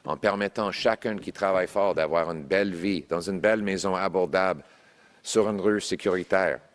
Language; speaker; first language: French; non-native, local second language; English